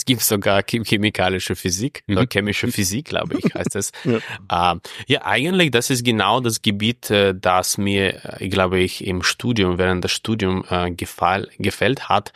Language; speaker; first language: German; non-native, fluent; Russian